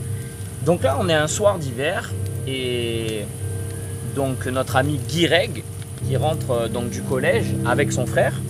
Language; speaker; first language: French; native; French